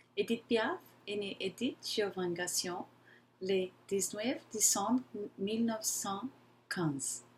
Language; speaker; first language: French; non-native, learner; Portuguese